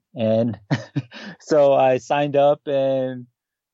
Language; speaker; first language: English; native; English